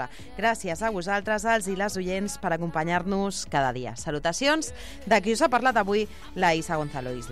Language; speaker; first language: Catalan; native; Catalan